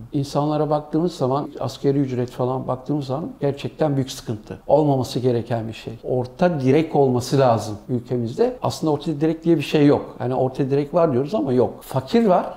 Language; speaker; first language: Turkish; early bilingual, heritage; Turkish